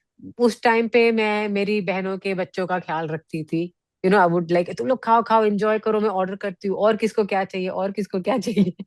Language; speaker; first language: Hindi; native; Hindi